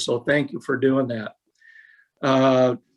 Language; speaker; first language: English; native; English